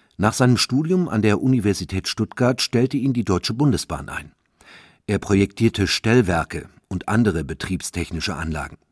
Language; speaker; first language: German; native; German